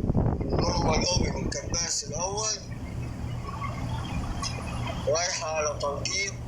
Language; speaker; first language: Arabic; native; Arabic